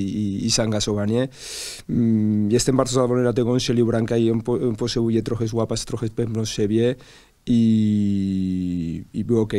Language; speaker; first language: Polish; non-native, learner; Spanish